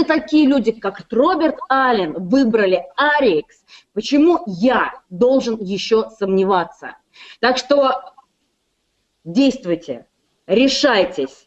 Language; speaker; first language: Russian; native; Russian